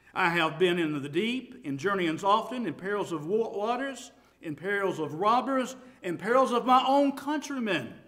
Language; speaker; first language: English; native; English